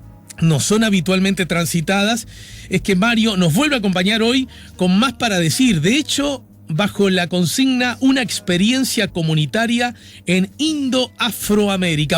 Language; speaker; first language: Spanish; native; Spanish